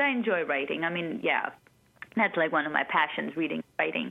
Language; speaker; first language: English; non-native, local second language; Urdu